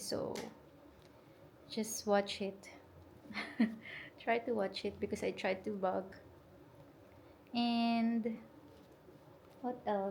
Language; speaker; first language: English; non-native, local second language; Filipino